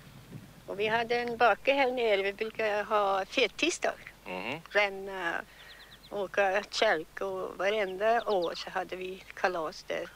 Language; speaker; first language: Swedish; early bilingual, heritage; Swedish